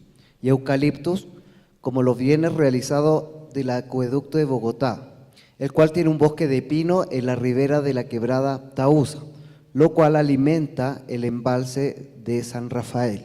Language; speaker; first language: Spanish; native; Spanish